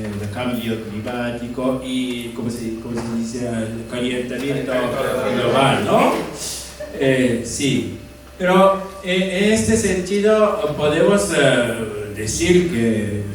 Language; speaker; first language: Spanish; non-native, fluent; Japanese